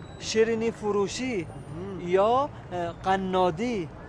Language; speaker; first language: Persian; non-native, learner; Arabic